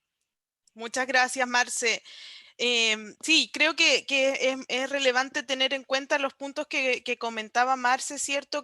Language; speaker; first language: Spanish; native; Spanish